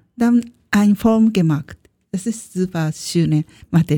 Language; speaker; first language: German; non-native, learner; Japanese